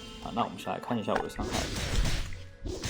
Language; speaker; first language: Chinese; native; Chinese